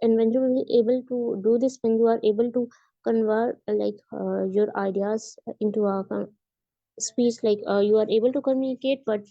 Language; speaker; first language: English; non-native, fluent; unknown